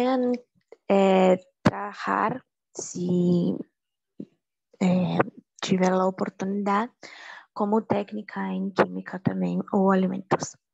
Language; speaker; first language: Spanish; non-native, learner; Portuguese